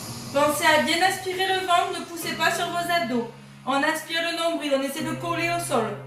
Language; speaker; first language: French; native; French